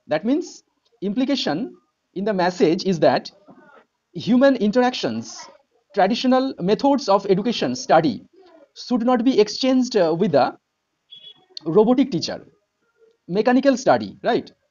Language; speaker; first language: English; non-native, local second language; Bangla